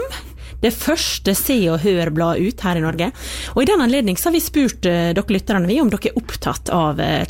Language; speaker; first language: Norwegian; native; Norwegian